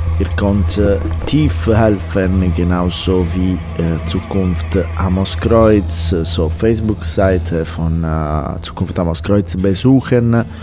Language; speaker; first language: German; non-native, learner; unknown